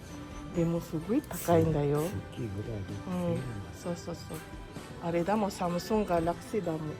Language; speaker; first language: Japanese; non-native, fluent; Filipino